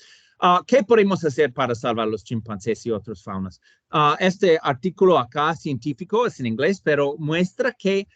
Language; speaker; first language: Spanish; non-native, fluent; English